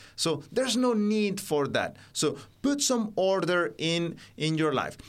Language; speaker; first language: English; non-native, fluent; Spanish